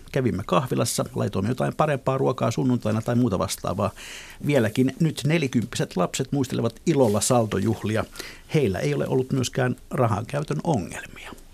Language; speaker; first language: Finnish; native; Finnish